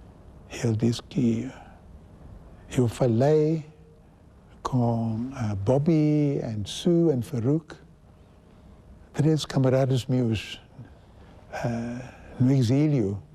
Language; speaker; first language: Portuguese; non-native, fluent; English